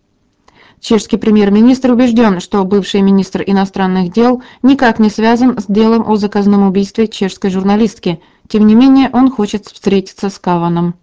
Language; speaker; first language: Russian; native; Russian